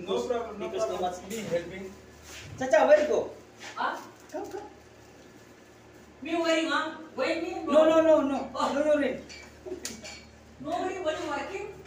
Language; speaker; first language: English; non-native, learner; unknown